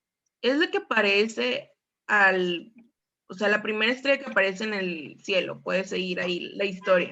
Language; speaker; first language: Spanish; native; Spanish